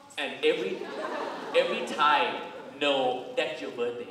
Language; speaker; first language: English; non-native, learner; Thai